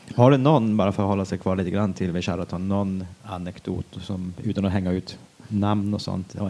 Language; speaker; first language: Swedish; native; Swedish